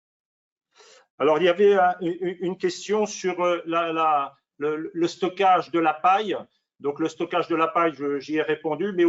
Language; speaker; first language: French; native; French